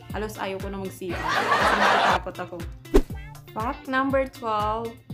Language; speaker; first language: Filipino; non-native, local second language; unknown